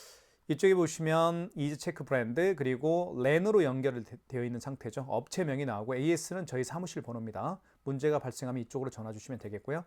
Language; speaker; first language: Korean; native; Korean